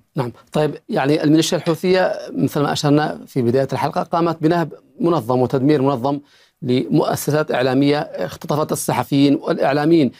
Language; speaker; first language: Arabic; native; Arabic